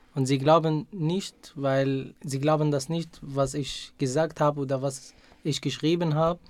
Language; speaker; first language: German; non-native, fluent; Arabic